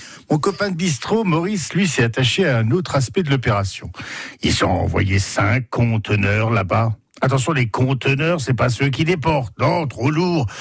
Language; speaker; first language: French; native; French